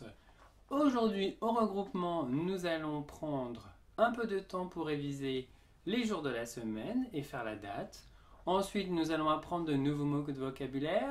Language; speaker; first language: French; native; French